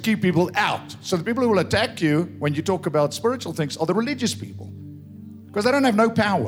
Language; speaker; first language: English; non-native, local second language; Afrikaans